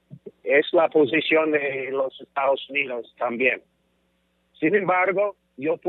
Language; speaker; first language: Spanish; non-native, fluent; English